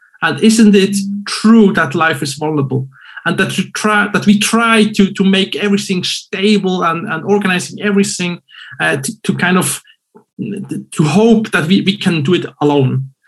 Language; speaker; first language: English; non-native, fluent; German